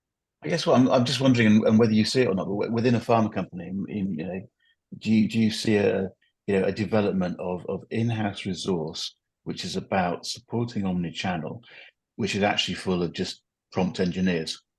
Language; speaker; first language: English; native; English